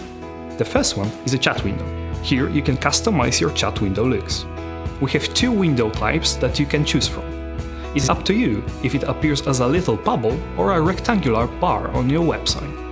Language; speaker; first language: English; non-native, fluent; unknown